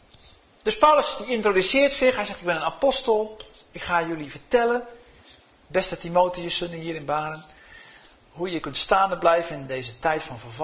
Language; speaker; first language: Dutch; native; Dutch